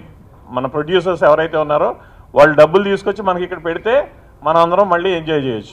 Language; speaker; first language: Telugu; native; Telugu